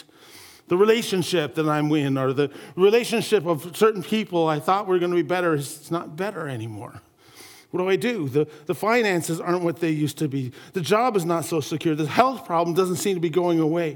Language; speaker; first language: English; native; English